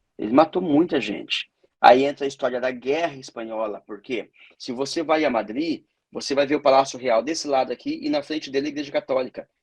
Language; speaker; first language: Portuguese; native; Portuguese